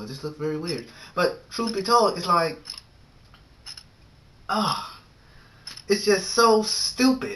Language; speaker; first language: English; native; English